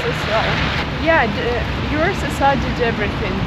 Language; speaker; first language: English; non-native, learner; Russian